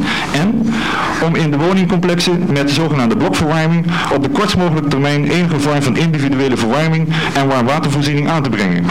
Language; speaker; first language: Dutch; native; Dutch